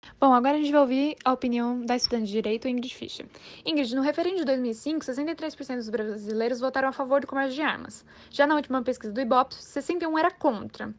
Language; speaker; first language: Portuguese; native; Portuguese